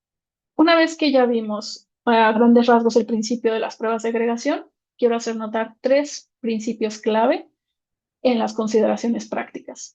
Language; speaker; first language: Spanish; native; Spanish